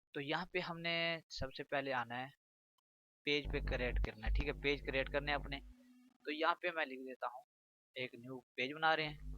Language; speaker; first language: Urdu; non-native, local second language; Punjabi